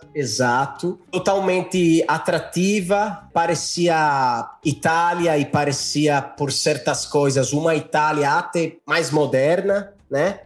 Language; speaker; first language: Portuguese; non-native, fluent; Italian